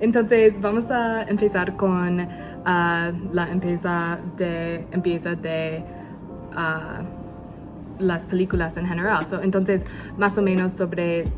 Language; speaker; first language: Spanish; non-native, learner; English